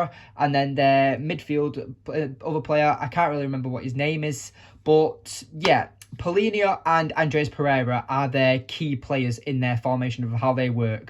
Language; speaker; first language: English; native; English